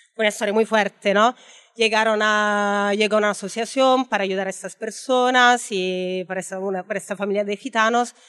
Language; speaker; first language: Spanish; non-native, fluent; Italian